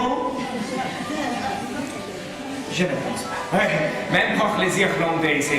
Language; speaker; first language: French; non-native, learner; English